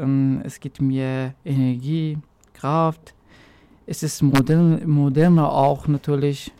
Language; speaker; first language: German; non-native, local second language; Arabic